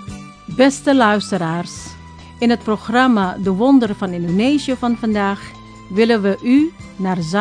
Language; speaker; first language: Dutch; non-native, fluent; Indonesian